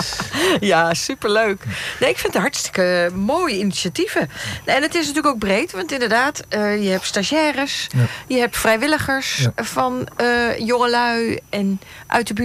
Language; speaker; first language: Dutch; native; Dutch